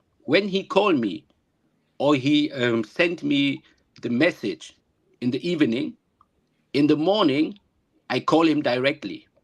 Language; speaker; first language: English; non-native, learner; German